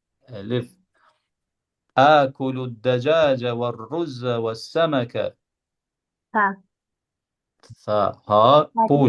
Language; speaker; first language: Arabic; non-native, fluent; Albanian